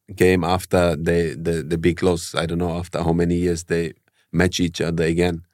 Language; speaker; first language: English; early bilingual, heritage; German